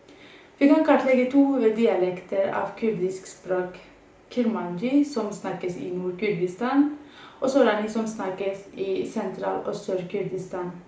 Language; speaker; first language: Norwegian; non-native, fluent; Kurdish